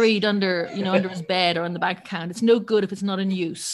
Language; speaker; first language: English; native; English